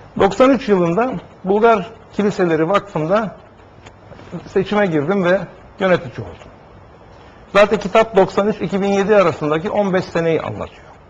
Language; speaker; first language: Turkish; native; Turkish